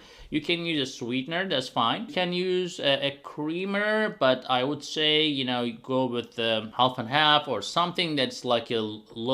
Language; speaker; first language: English; non-native, fluent; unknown